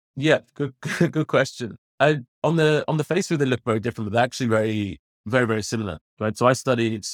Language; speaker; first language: English; native; English